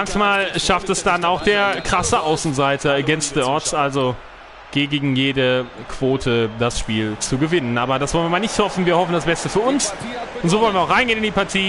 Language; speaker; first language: German; native; German